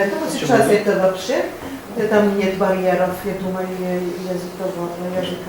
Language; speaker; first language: Russian; non-native, learner; German